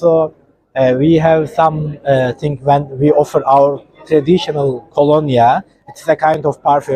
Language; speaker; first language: English; non-native, fluent; Turkish